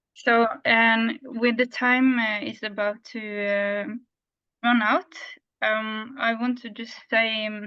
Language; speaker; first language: English; non-native, fluent; Norwegian